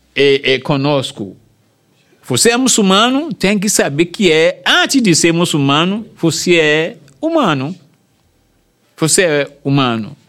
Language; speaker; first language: Portuguese; non-native, fluent; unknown